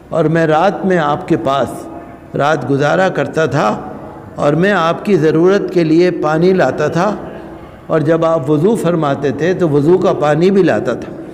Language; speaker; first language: Urdu; native; Urdu